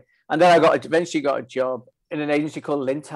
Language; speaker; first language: English; native; English